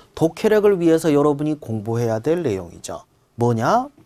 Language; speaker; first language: Korean; native; Korean